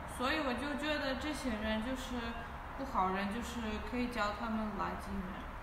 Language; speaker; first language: Chinese; non-native, fluent; Russian